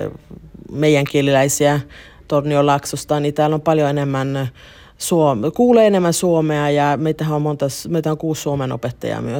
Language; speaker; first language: Finnish; early bilingual, heritage; Finnish